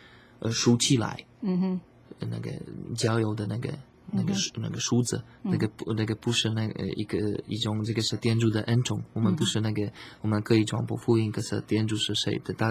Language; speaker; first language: Chinese; non-native, learner; Slovak